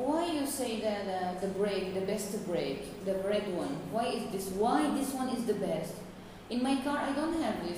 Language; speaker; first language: English; non-native, learner; Portuguese